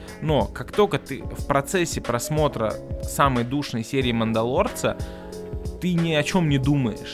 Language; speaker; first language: Russian; native; Russian